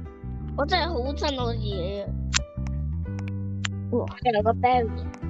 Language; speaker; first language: Chinese; early bilingual, heritage; Cantonese